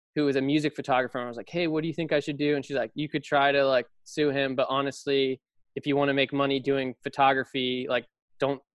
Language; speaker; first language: English; native; English